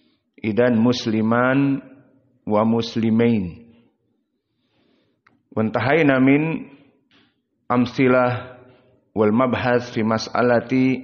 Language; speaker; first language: Arabic; non-native, fluent; Indonesian